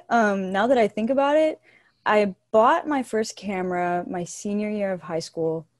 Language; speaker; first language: English; native; English